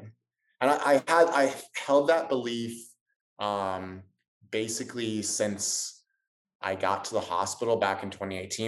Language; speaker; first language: English; native; English